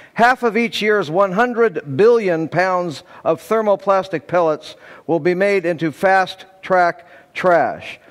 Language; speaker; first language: English; native; English